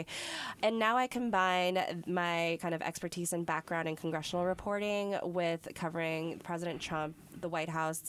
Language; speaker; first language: English; native; English